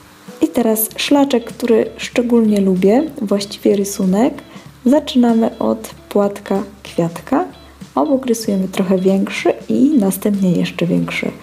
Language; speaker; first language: Polish; native; Polish